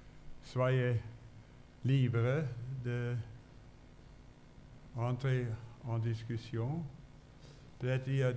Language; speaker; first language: French; non-native, fluent; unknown